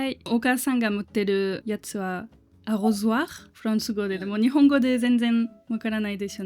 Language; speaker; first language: Japanese; non-native, fluent; French